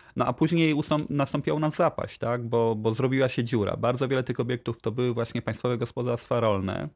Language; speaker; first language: Polish; native; Polish